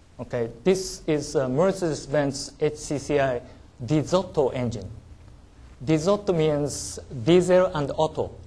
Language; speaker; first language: English; non-native, learner; Japanese